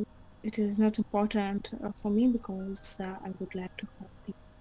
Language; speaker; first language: English; non-native, learner; Russian